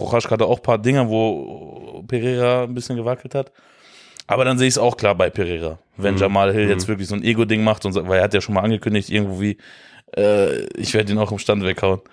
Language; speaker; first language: German; native; German